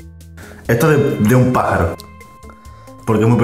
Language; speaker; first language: Spanish; native; Spanish